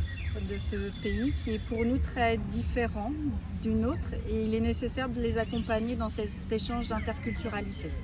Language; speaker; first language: French; native; French